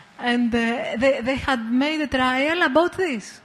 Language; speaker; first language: English; non-native, learner; Greek